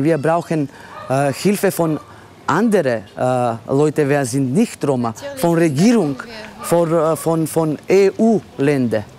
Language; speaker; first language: German; non-native, learner; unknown